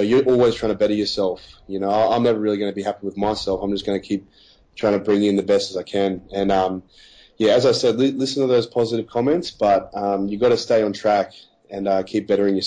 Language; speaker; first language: English; native; English